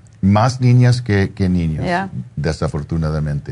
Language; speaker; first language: Spanish; non-native, fluent; English